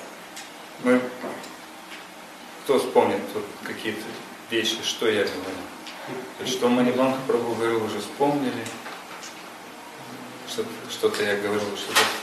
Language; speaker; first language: Russian; native; Russian